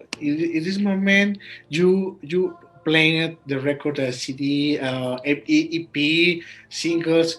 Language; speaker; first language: English; non-native, learner; Spanish